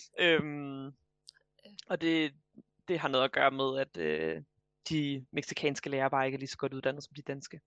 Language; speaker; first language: Danish; native; Danish